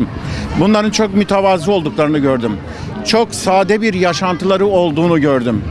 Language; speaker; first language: Turkish; native; Turkish